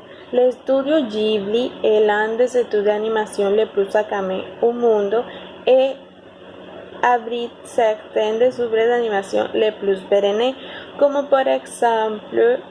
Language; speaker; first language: French; non-native, learner; Spanish